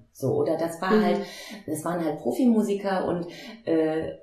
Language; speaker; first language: German; native; German